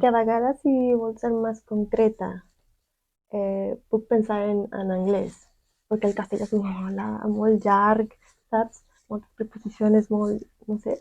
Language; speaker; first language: Catalan; non-native, fluent; Spanish